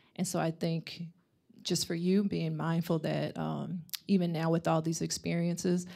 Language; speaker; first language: English; native; English